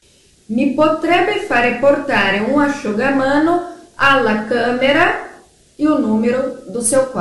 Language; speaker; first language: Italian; non-native, fluent; Portuguese